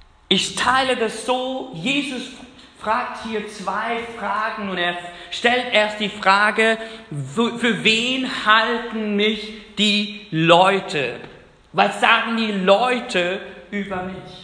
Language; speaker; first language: German; non-native, fluent; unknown